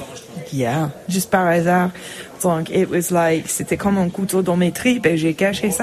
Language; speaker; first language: French; non-native, fluent; English